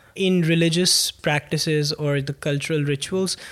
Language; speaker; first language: English; non-native, local second language; Punjabi